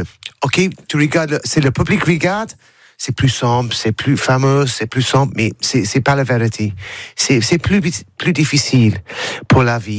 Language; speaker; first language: French; non-native, learner; English